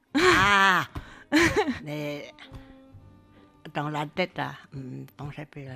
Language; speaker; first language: French; non-native, learner; Chinese